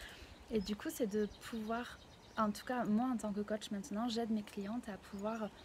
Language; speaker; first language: French; native; French